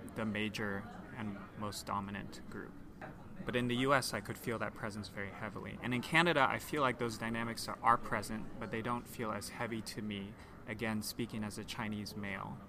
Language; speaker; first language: English; non-native, local second language; Cantonese